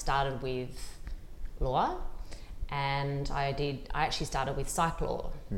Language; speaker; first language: English; native; English